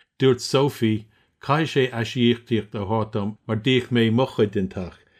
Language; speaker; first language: Irish; non-native, local second language; English